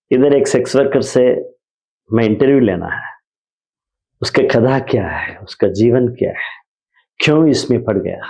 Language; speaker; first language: Hindi; non-native, local second language; Telugu